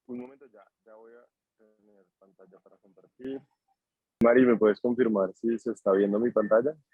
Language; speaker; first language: Spanish; native; Spanish